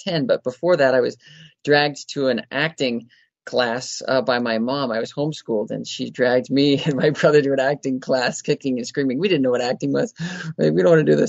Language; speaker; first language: English; native; English